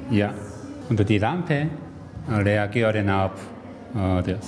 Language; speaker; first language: German; non-native, learner; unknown